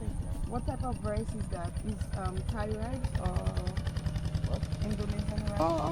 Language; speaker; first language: English; non-native, learner; French